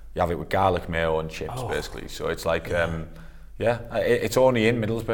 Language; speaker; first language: English; native; English